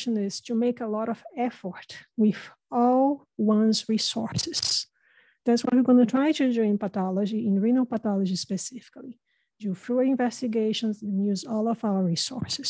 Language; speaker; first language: English; non-native, fluent; Portuguese